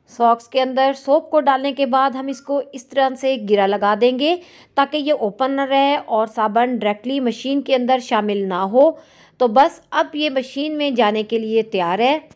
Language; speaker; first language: Urdu; native; Urdu